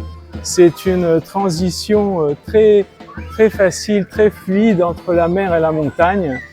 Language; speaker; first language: French; non-native, fluent; Bulgarian